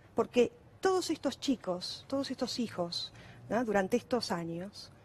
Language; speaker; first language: Spanish; native; Spanish